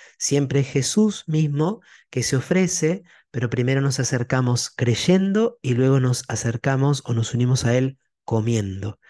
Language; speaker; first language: Spanish; native; Spanish